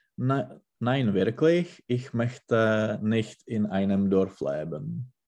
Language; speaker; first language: German; non-native, learner; Czech